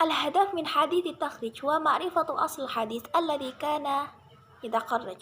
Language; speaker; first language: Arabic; non-native, learner; Indonesian